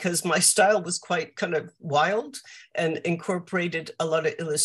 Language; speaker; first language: English; native; English